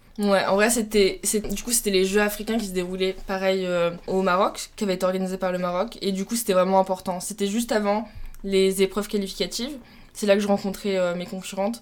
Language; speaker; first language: French; native; French